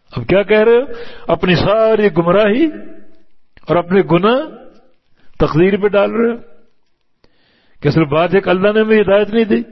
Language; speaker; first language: Urdu; native; Urdu